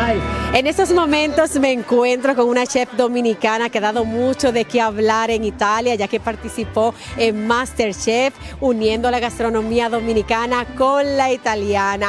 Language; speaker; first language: Spanish; native; Spanish